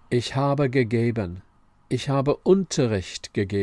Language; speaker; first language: German; non-native, fluent; English